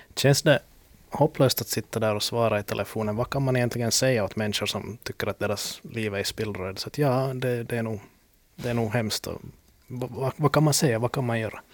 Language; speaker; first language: Swedish; native; Swedish